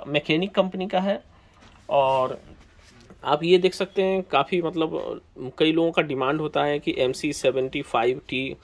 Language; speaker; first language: Hindi; native; Hindi